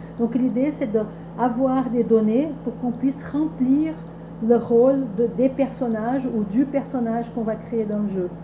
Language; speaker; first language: French; non-native, fluent; Portuguese